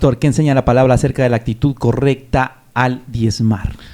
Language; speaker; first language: Spanish; native; Spanish